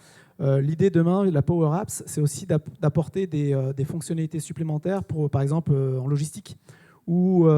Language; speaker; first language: French; native; French